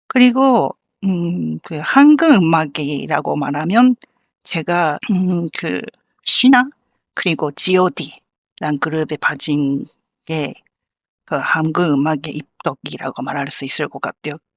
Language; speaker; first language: Korean; non-native, learner; Japanese